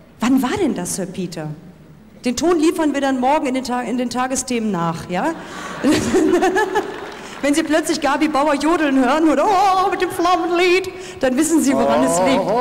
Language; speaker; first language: German; native; German